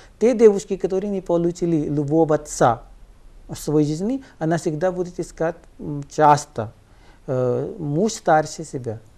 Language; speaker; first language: Russian; non-native, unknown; Punjabi